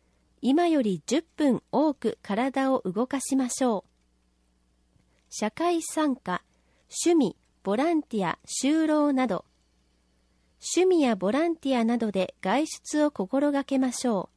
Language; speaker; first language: Japanese; native; Japanese